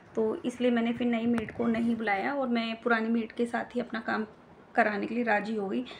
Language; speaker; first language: Hindi; native; Hindi